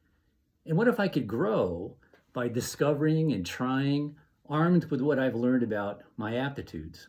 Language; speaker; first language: English; native; English